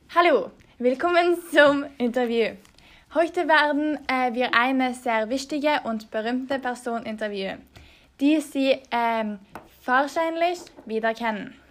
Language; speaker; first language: German; non-native, learner; English